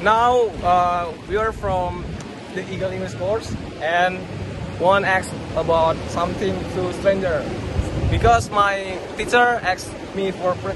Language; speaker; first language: English; non-native, learner; Indonesian